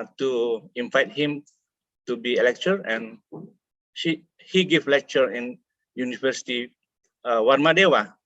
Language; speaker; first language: English; non-native, fluent; Indonesian